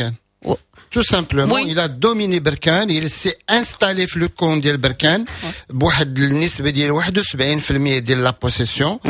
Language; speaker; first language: Arabic; native; Arabic